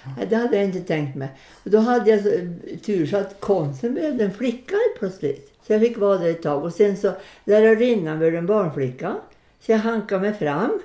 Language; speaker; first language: Swedish; native; Swedish